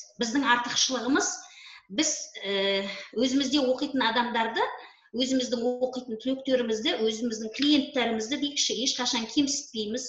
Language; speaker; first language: Kazakh; native; Kazakh